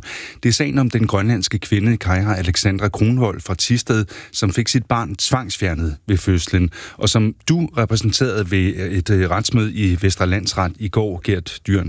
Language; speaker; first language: Danish; native; Danish